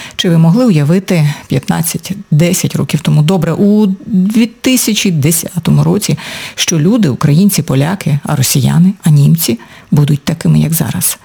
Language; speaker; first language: Ukrainian; native; Ukrainian